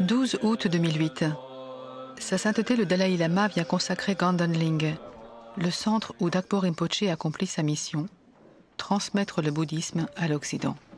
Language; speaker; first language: French; native; French